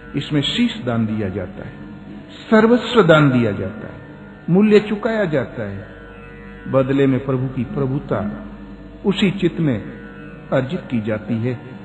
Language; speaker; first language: Hindi; native; Hindi